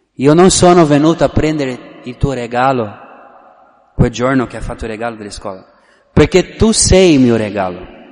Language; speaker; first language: Italian; non-native, fluent; Portuguese